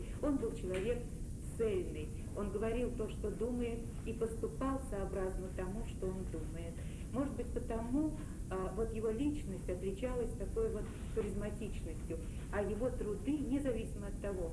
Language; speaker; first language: Russian; native; Russian